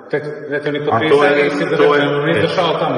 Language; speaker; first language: Bosnian; native; Bosnian